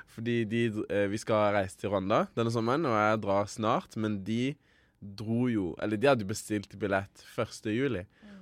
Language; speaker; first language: Norwegian; early bilingual, other home language; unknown